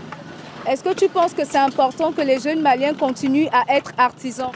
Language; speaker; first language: French; non-native, local second language; Bambara